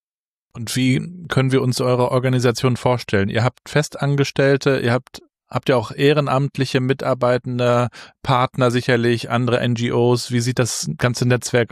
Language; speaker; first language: German; native; German